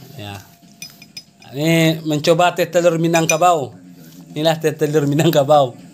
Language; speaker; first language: Malay; non-native, local second language; Minangkabau